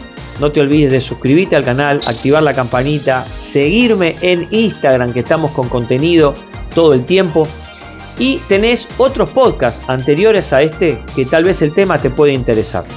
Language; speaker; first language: Spanish; native; Spanish